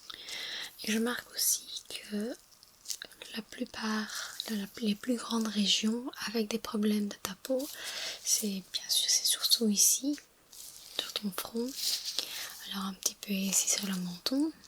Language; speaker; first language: French; non-native, fluent; English